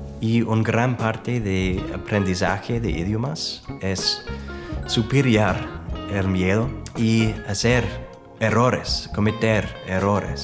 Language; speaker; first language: Spanish; non-native, fluent; English